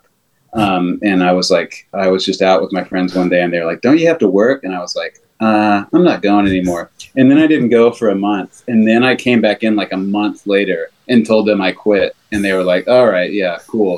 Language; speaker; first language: English; native; English